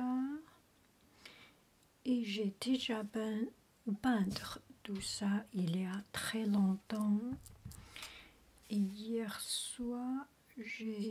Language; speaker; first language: French; non-native, learner; Chinese